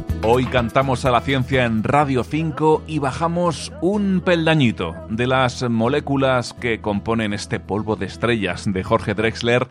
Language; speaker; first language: Spanish; native; Spanish